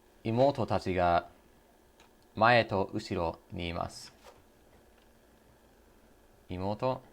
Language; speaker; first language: Japanese; non-native, learner; English